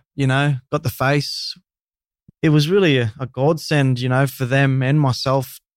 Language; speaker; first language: English; native; English